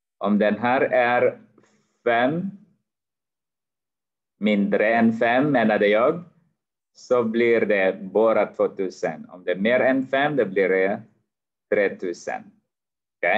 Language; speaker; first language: Swedish; non-native, fluent; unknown